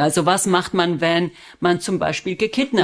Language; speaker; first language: German; early bilingual, other home language; Spanish